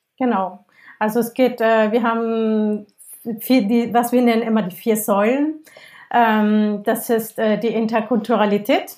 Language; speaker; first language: German; non-native, fluent; Spanish